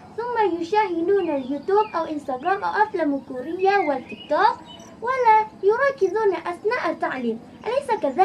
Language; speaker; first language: Arabic; non-native, fluent; Indonesian